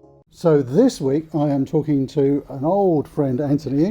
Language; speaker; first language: English; native; English